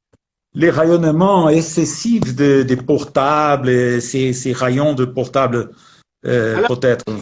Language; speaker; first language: French; non-native, learner; Portuguese